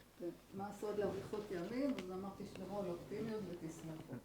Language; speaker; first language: Hebrew; native; Hebrew